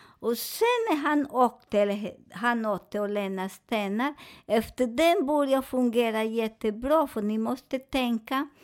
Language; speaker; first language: Swedish; non-native, fluent; Spanish